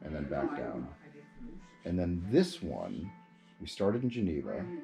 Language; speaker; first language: English; native; English